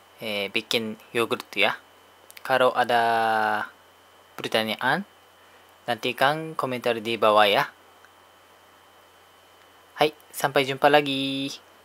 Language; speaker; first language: Indonesian; non-native, learner; Japanese